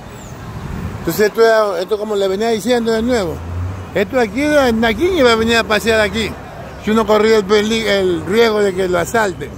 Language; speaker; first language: Spanish; native; Spanish